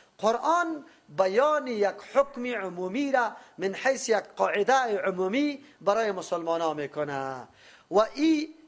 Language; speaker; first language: Persian; native; Persian